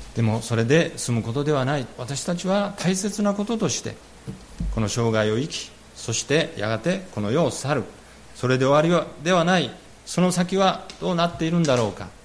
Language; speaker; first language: Japanese; native; Japanese